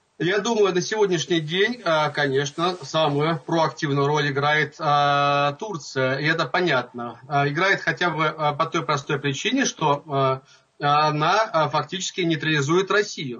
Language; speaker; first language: Russian; native; Russian